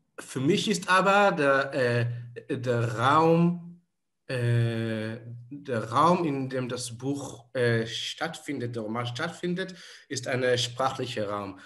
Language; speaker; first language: German; non-native, fluent; Hebrew